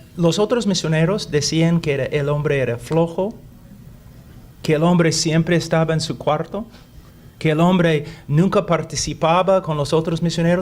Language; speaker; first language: Spanish; non-native, fluent; English